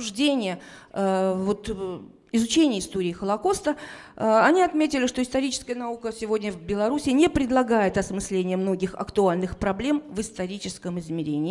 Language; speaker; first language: Russian; native; Russian